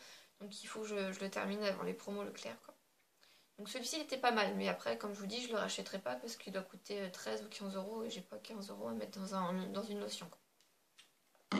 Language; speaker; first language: French; native; French